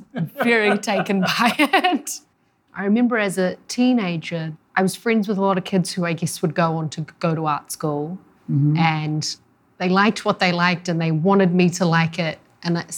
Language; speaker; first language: English; native; English